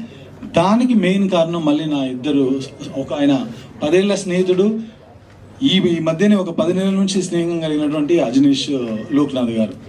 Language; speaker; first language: Telugu; native; Telugu